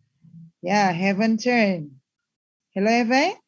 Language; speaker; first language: English; non-native, learner; Indonesian